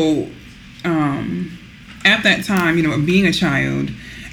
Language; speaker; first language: English; native; English